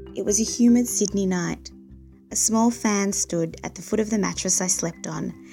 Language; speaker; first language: English; native; English